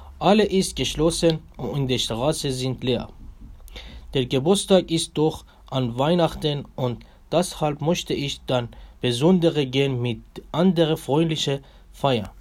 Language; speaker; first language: German; non-native, learner; Persian